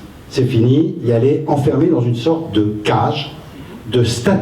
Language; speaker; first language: French; native; French